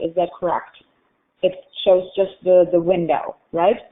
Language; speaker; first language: English; non-native, fluent; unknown